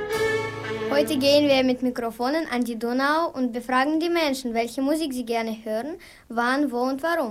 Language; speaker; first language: German; non-native, learner; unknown